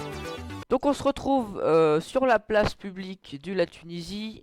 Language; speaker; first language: French; native; French